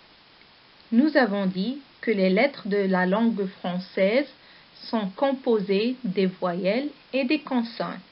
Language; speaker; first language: French; non-native, local second language; Arabic